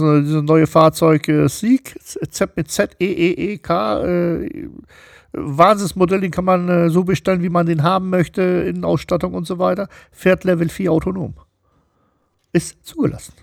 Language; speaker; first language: German; native; German